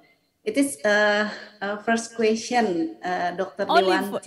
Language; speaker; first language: English; non-native, learner; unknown